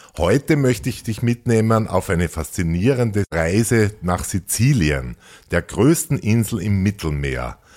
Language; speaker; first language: German; native; German